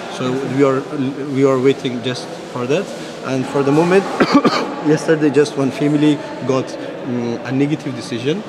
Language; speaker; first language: English; non-native, fluent; Persian